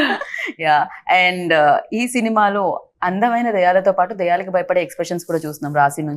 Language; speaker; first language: Telugu; native; Telugu